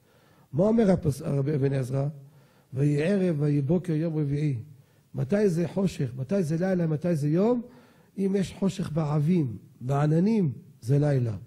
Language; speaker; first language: Hebrew; native; Hebrew